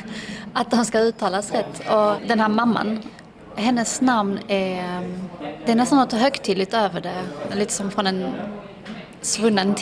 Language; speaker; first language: Swedish; early bilingual, other home language; Persian